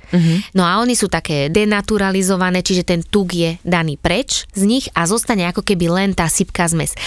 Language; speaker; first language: Slovak; native; Slovak